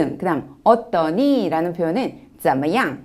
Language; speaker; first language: Korean; native; Korean